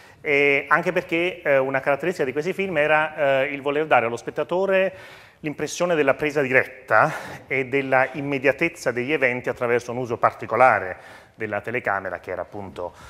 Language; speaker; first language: Italian; native; Italian